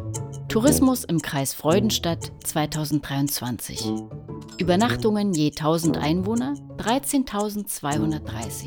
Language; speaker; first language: German; native; German